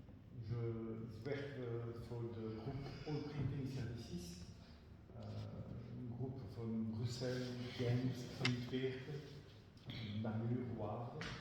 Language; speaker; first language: Dutch; non-native, learner; Italian